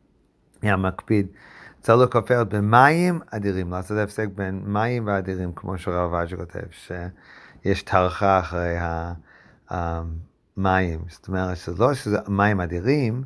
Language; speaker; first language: Hebrew; non-native, fluent; English